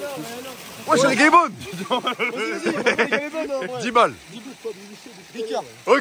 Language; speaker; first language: French; native; French